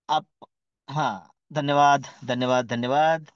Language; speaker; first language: Hindi; non-native, local second language; Marathi